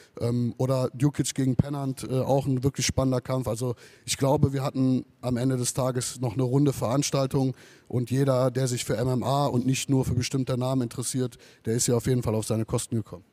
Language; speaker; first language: German; native; German